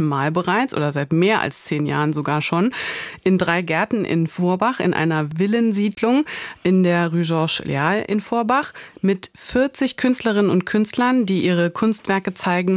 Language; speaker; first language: German; native; German